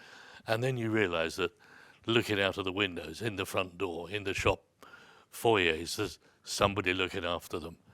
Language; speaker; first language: English; native; English